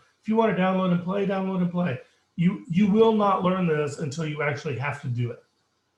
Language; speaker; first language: English; native; English